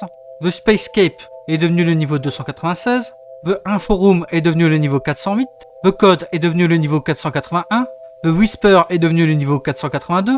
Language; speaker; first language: French; native; French